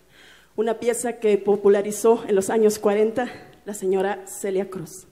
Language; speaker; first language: Spanish; native; Spanish